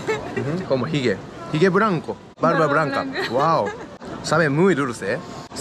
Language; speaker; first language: Spanish; non-native, learner; Japanese